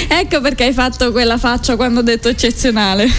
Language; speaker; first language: Italian; native; Italian